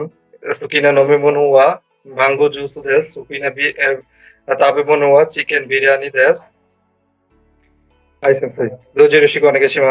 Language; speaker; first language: Japanese; non-native, learner; Bangla